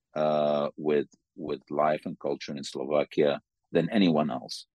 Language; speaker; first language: English; non-native, fluent; Arabic